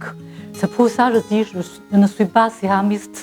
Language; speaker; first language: French; non-native, fluent; Chinese